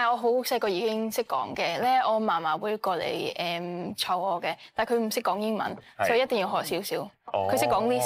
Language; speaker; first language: Cantonese; early bilingual, heritage; Cantonese